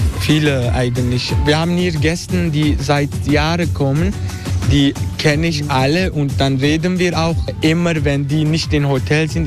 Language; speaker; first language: German; non-native, learner; Turkish